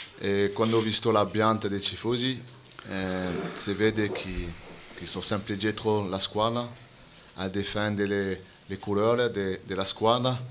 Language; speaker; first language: Italian; non-native, fluent; French